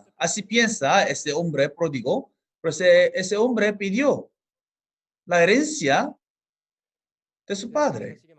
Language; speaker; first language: Spanish; non-native, fluent; Korean